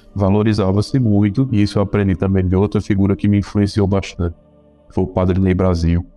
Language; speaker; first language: Portuguese; native; Portuguese